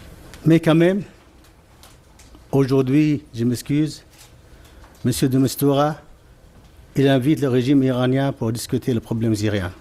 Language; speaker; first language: French; non-native, fluent; Arabic